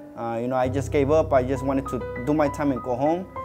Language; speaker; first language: English; native; English